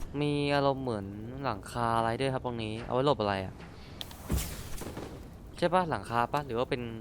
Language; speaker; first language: Thai; native; Thai